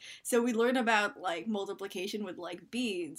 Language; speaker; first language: English; native; English